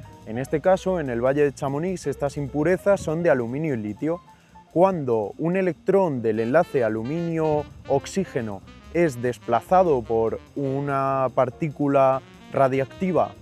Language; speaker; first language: Spanish; native; Spanish